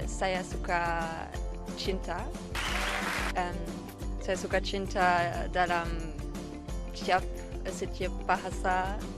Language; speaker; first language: Indonesian; non-native, learner; German